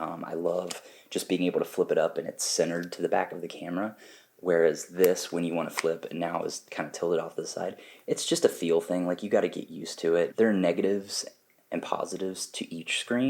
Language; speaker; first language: English; native; English